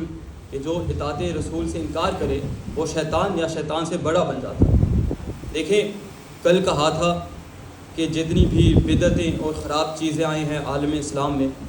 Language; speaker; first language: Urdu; early bilingual, heritage; Urdu